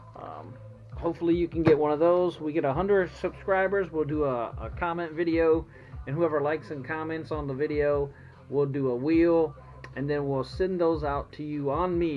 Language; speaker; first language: English; native; English